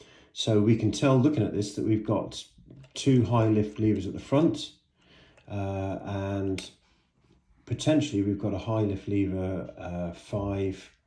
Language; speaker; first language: English; native; English